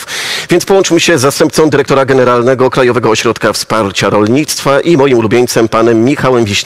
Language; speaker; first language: Polish; native; Polish